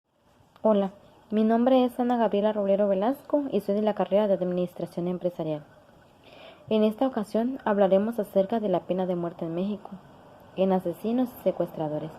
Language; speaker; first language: Spanish; native; Spanish